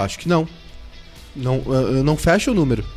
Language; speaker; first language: Portuguese; native; Portuguese